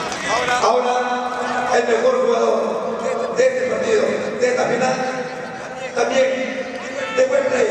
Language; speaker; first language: Spanish; native; Spanish